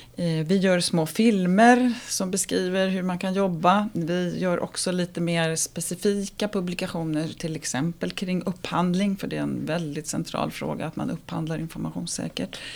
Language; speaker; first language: Swedish; native; Swedish